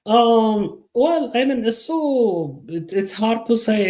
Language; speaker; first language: English; non-native, local second language; Amharic